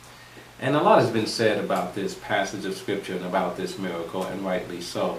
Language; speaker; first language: English; native; English